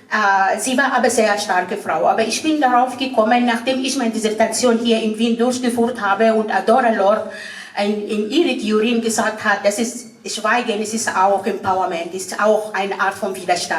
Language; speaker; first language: German; non-native, fluent; Arabic